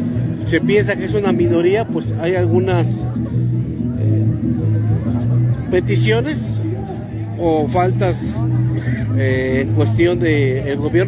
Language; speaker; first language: Spanish; native; Spanish